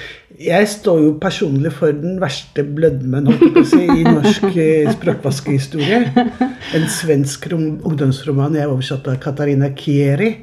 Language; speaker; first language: Norwegian; native; Norwegian